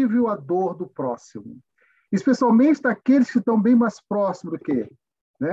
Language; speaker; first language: Portuguese; native; Portuguese